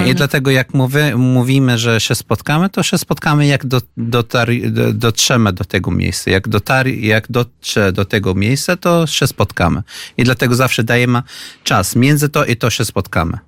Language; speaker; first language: Polish; non-native, fluent; Arabic